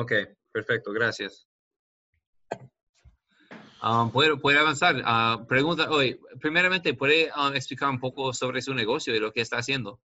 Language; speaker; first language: Spanish; non-native, learner; English